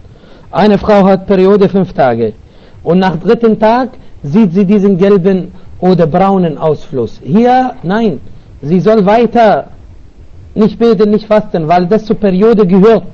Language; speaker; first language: German; non-native, fluent; Arabic